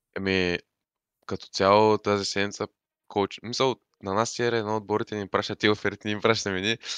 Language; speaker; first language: Bulgarian; non-native, local second language; Turkish